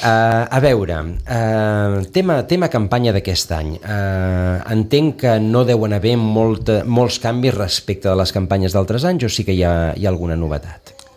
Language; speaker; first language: Catalan; native; Catalan